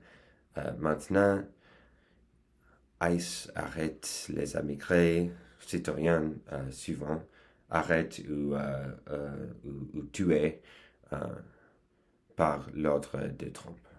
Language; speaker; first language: French; non-native, learner; English